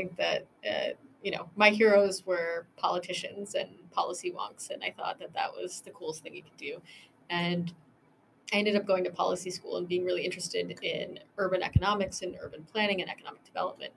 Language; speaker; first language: English; native; English